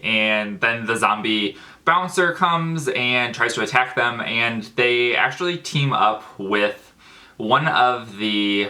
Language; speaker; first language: English; native; English